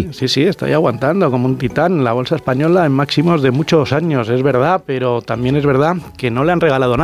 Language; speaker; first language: Spanish; native; Spanish